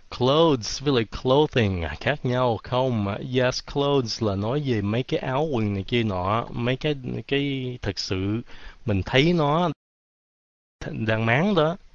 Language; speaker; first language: Vietnamese; early bilingual, heritage; Vietnamese